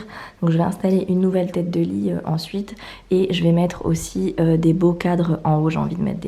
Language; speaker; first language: French; native; French